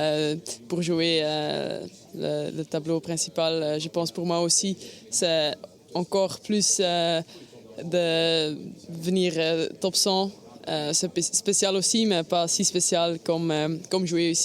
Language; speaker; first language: French; non-native, learner; Dutch